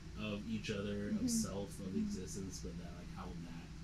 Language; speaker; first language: English; native; English